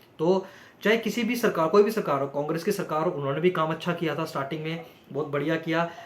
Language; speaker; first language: Hindi; native; Hindi